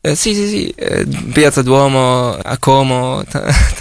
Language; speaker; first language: Italian; non-native, fluent; Arabic